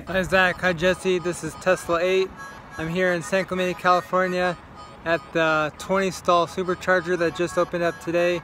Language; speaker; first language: English; non-native, fluent; Ukrainian